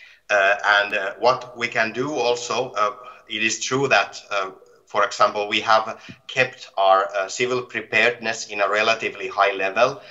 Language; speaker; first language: English; non-native, fluent; Finnish